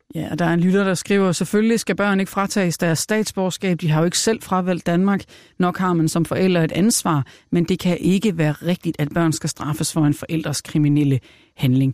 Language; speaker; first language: Danish; native; Danish